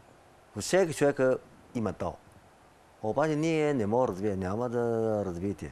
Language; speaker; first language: Bulgarian; non-native, learner; Chinese